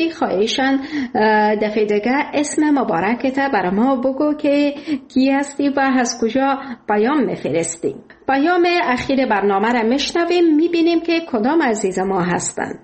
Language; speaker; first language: Persian; native; Persian